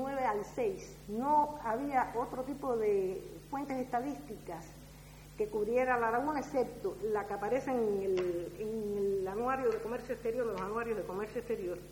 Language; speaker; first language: Spanish; native; Spanish